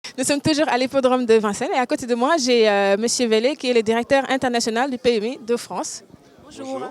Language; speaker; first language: French; non-native, local second language; Wolof